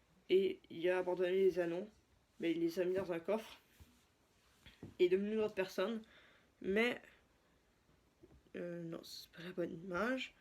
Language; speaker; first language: French; native; French